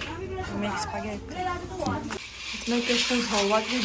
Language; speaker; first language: English; non-native, fluent; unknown